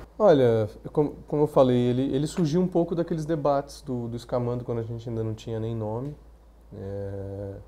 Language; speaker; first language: Portuguese; native; Portuguese